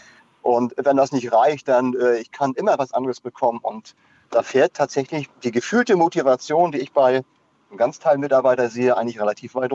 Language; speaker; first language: German; native; German